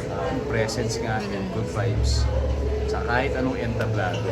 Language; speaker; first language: English; non-native, local second language; Filipino